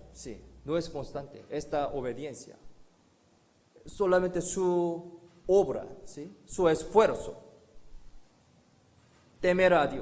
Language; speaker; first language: Spanish; non-native, fluent; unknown